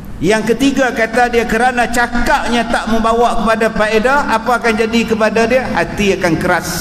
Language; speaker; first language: Malay; native; Malay